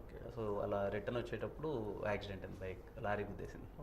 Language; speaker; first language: Telugu; native; Telugu